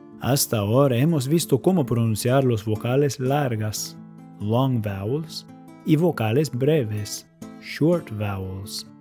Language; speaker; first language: Spanish; non-native, fluent; English